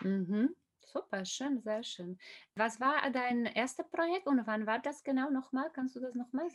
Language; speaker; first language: German; non-native, fluent; Slovak